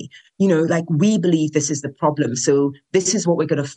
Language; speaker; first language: English; non-native, local second language; Yoruba